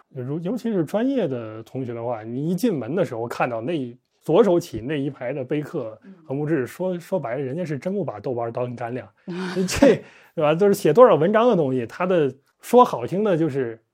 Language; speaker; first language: Chinese; native; Chinese